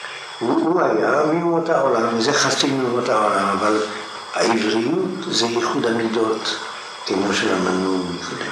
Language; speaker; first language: Hebrew; non-native, fluent; French